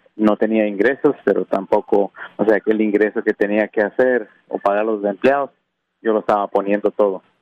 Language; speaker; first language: Spanish; non-native, local second language; Kʼicheʼ